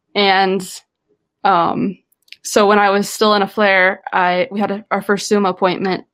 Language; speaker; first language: English; native; English